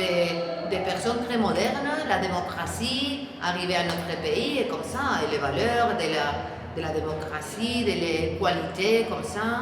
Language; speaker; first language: French; non-native, learner; Spanish